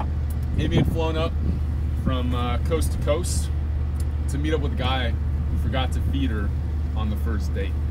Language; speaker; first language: English; native; English